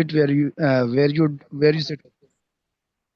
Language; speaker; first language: English; non-native, learner; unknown